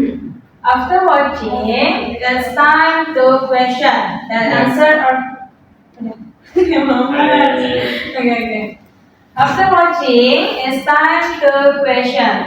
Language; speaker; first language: English; non-native, fluent; Indonesian